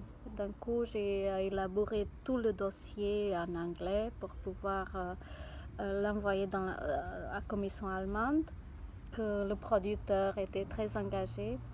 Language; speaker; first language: French; non-native, fluent; Portuguese